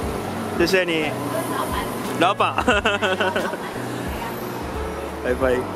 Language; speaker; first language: Chinese; non-native, learner; Japanese